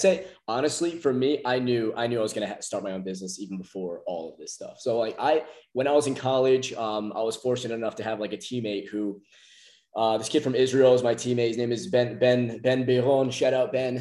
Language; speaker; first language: English; native; English